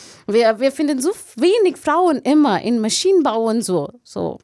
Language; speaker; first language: German; non-native, learner; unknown